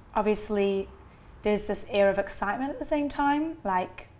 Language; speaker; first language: English; native; English